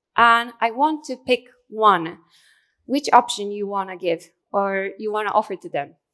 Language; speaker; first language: English; non-native, fluent; Japanese